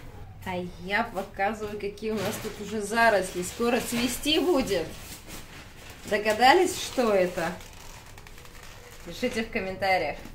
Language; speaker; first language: Russian; native; Russian